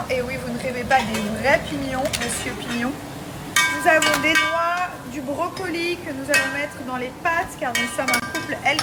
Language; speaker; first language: French; native; French